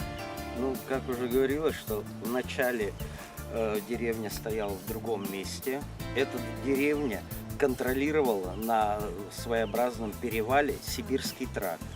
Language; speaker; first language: Russian; native; Russian